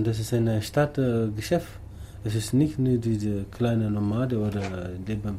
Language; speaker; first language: German; non-native, learner; Tamasheq